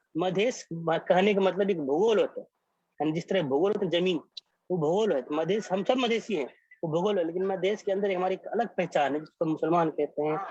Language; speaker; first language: Hindi; non-native, local second language; Maithili